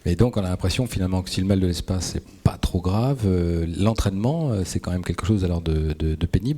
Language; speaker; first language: French; native; French